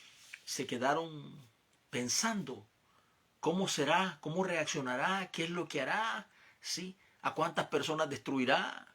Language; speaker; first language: Spanish; native; Spanish